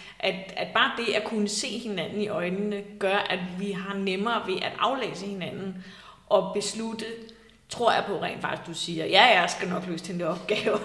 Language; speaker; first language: Danish; native; Danish